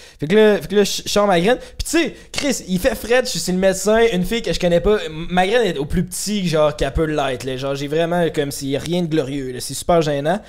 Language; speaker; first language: French; native; French